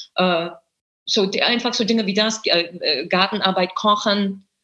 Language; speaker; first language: German; non-native, fluent; English